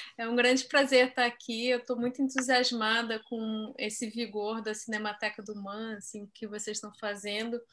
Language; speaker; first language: Portuguese; native; Portuguese